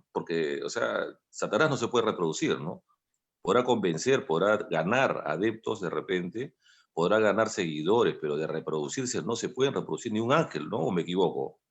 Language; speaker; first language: Spanish; native; Spanish